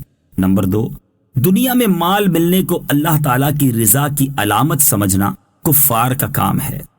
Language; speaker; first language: Urdu; native; Urdu